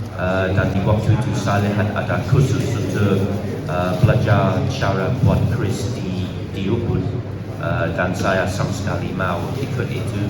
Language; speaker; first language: Indonesian; non-native, learner; English